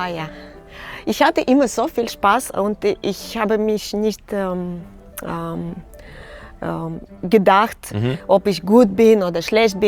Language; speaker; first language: German; non-native, learner; Russian